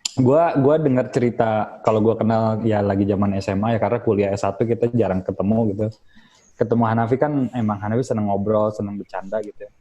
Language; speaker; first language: Indonesian; native; Indonesian